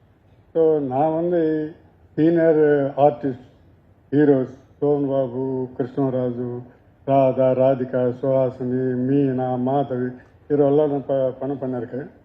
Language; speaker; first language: Tamil; non-native, learner; Telugu